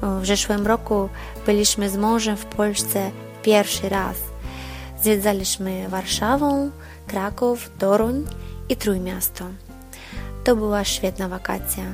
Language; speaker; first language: Polish; non-native, learner; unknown